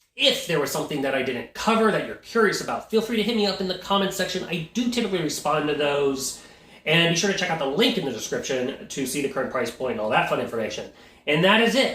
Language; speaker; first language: English; native; English